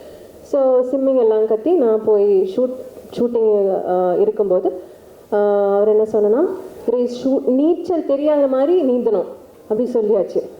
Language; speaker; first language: Tamil; non-native, learner; Malayalam